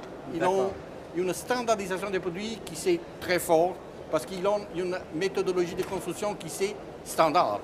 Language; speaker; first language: French; non-native, fluent; Italian